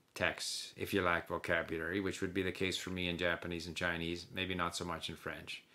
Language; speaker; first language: English; early bilingual, other home language; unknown